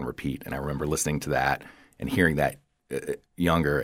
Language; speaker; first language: English; native; English